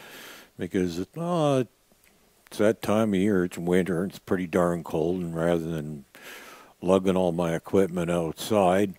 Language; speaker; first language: English; native; English